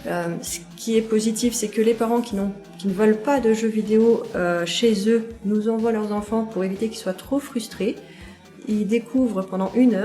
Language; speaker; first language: French; native; French